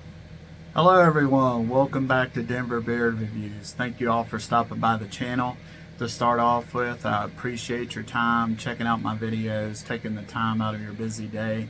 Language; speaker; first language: English; native; English